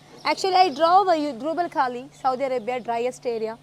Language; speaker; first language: English; non-native, local second language; Malayalam